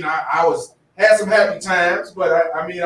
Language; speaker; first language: English; native; English